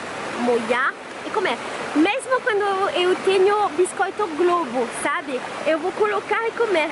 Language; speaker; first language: Portuguese; non-native, fluent; French